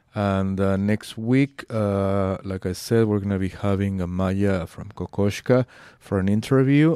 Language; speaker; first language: English; non-native, fluent; Spanish